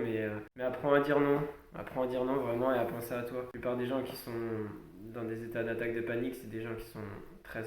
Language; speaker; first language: French; native; French